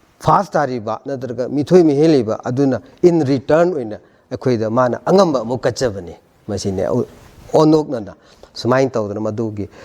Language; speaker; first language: Manipuri; non-native, local second language; Rongmei Naga